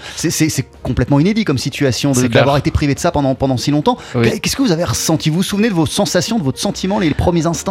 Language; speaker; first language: French; native; French